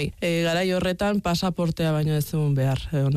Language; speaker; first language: Basque; early bilingual, other home language; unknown